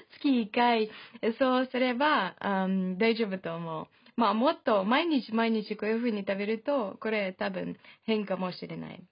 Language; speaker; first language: Japanese; non-native, fluent; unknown